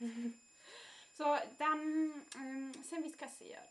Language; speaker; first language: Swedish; non-native, learner; German